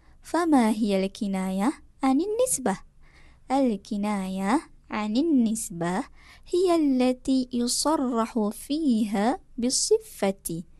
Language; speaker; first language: Arabic; non-native, fluent; Malay